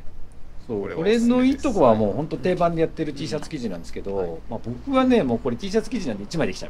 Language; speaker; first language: Japanese; native; Japanese